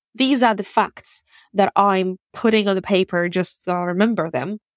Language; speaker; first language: English; non-native, fluent; Russian